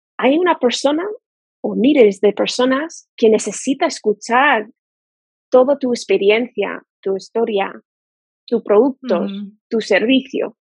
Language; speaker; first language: Spanish; non-native, fluent; English